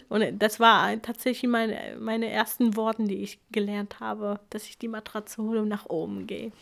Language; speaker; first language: German; non-native, fluent; Kurdish